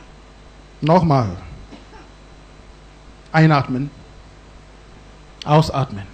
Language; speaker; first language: German; non-native, learner; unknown